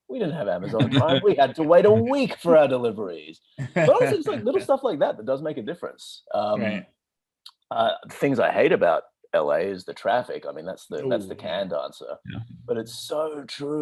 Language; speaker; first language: English; native; English